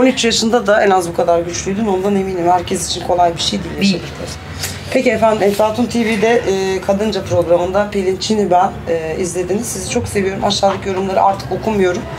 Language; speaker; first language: Turkish; native; Turkish